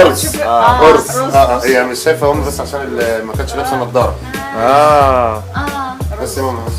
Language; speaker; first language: Arabic; native; Arabic